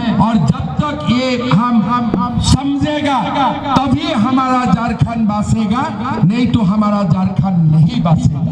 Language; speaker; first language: Hindi; non-native, local second language; Assamese